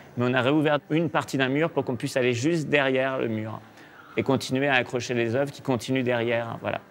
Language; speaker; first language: French; native; French